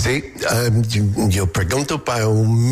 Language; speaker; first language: Spanish; non-native, learner; English